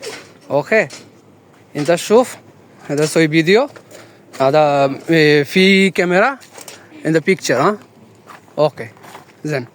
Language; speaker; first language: Arabic; non-native, learner; Bangla